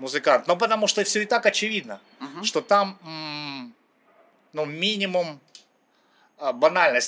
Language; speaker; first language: Russian; native; Russian